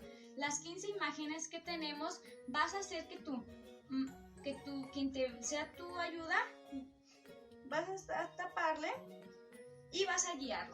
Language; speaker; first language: Spanish; native; Spanish